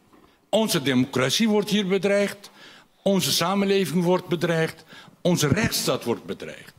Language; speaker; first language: Dutch; non-native, fluent; Turkish